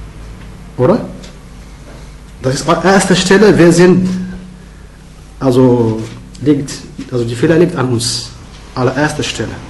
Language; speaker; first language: German; non-native, learner; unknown